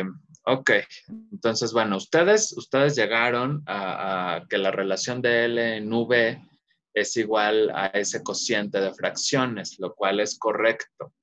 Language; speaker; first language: Spanish; native; Spanish